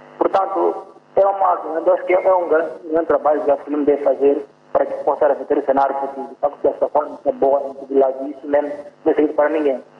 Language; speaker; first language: Portuguese; non-native, local second language; Makhuwa